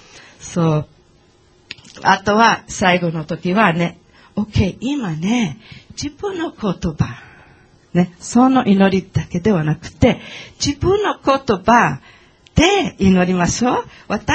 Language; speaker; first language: Japanese; non-native, learner; English